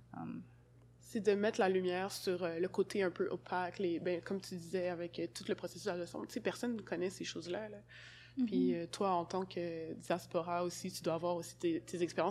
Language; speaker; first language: French; native; French